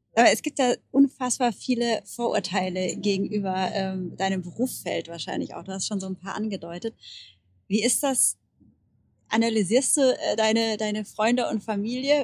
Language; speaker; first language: German; native; German